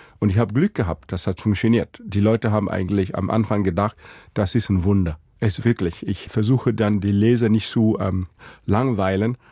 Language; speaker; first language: German; non-native, fluent; Mossi